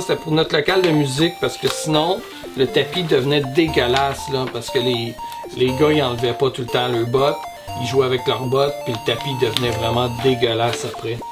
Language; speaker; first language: French; native; French